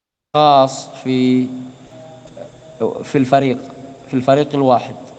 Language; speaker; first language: Arabic; non-native, fluent; Indonesian